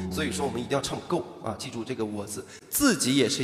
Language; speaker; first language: Chinese; native; Chinese